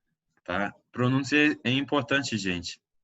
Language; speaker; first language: Portuguese; non-native, fluent; English